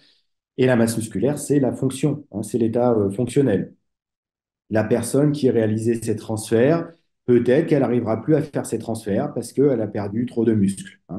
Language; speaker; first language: French; native; French